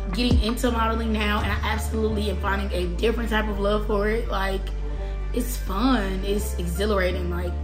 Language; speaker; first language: English; native; English